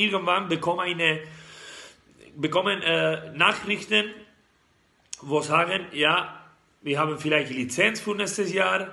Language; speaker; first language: German; non-native, learner; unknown